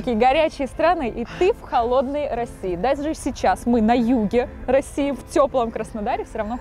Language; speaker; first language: Russian; native; Russian